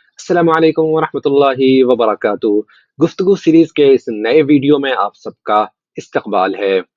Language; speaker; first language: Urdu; native; Urdu